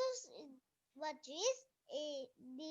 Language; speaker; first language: English; non-native, learner; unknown